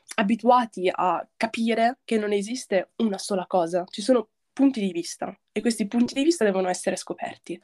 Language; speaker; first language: Italian; early bilingual, other home language; Arabic